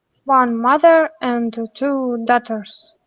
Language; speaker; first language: English; non-native, learner; Russian